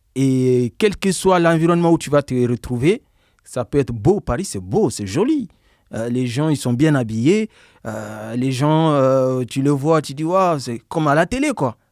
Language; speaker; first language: French; non-native, local second language; Bambara